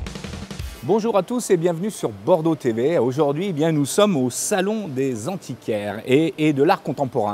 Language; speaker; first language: French; native; French